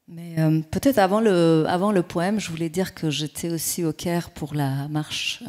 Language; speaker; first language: French; non-native, fluent; Persian